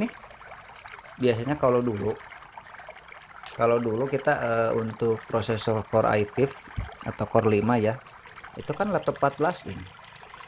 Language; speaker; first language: Indonesian; non-native, local second language; Sundanese